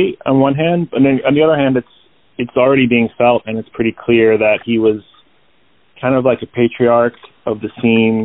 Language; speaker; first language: English; native; English